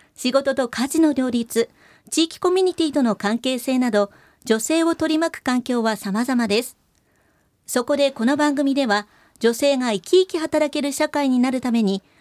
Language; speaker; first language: Japanese; native; Japanese